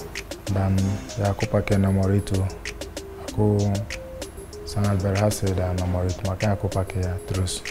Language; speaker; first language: Indonesian; non-native, fluent; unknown